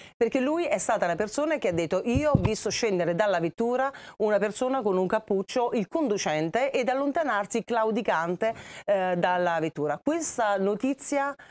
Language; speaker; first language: Italian; native; Italian